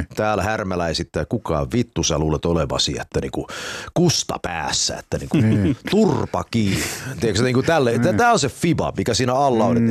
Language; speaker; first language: Finnish; early bilingual, heritage; Finnish